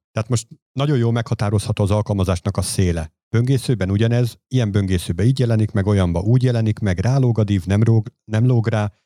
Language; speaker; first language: Hungarian; native; Hungarian